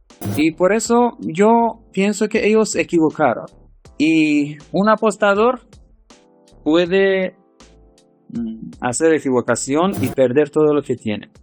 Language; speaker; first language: Spanish; non-native, fluent; Persian